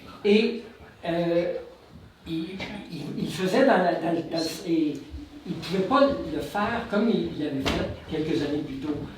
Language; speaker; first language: French; native; French